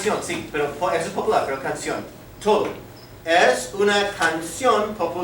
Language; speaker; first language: Spanish; non-native, fluent; English